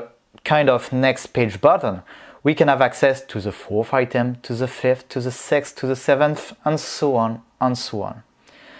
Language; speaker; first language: English; non-native, fluent; French